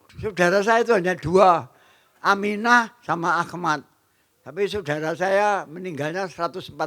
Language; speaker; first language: Indonesian; non-native, local second language; Javanese